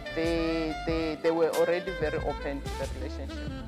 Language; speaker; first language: English; non-native, local second language; Venda